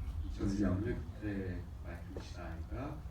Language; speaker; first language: Korean; native; Korean